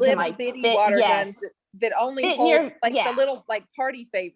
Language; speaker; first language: English; native; English